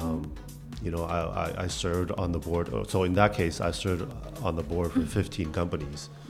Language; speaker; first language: English; early bilingual, other home language; Chinese